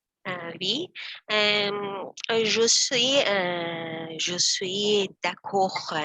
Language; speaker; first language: French; non-native, learner; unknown